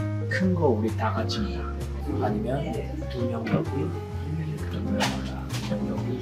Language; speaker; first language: Korean; non-native, learner; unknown